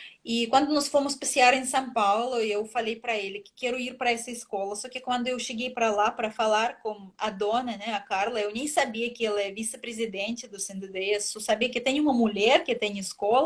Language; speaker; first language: Portuguese; non-native, fluent; Russian